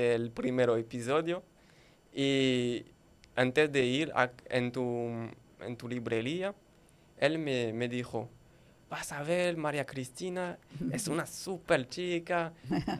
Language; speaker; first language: Spanish; non-native, learner; French